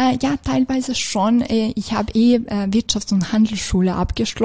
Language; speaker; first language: German; non-native, fluent; Serbian